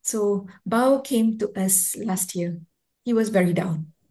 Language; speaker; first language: English; non-native, local second language; Malay